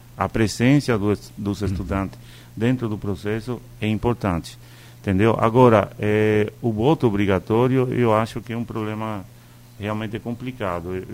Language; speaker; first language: Portuguese; non-native, fluent; Spanish